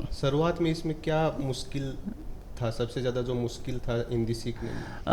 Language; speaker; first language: Hindi; native; Hindi